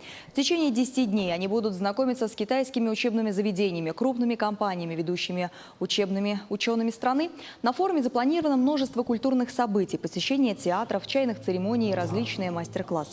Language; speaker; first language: Russian; native; Russian